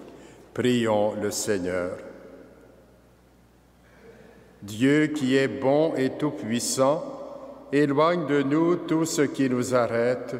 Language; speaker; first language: French; native; French